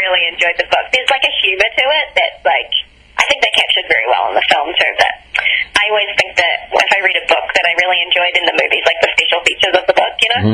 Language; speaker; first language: English; native; English